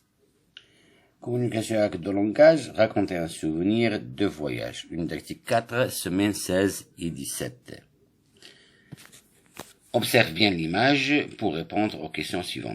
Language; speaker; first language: French; non-native, local second language; Arabic